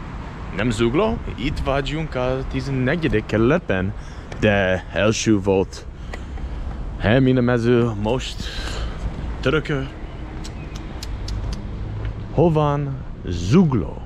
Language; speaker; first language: Hungarian; non-native, learner; English